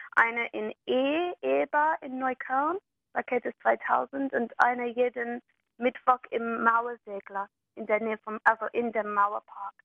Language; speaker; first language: German; non-native, fluent; English